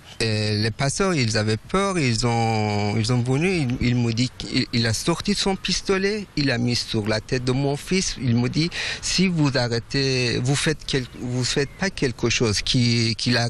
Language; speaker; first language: French; non-native, fluent; Persian